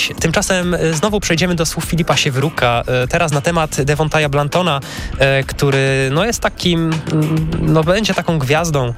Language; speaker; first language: Polish; native; Polish